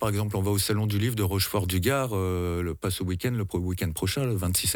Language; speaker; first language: French; native; French